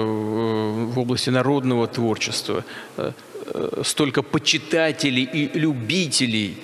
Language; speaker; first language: Russian; native; Russian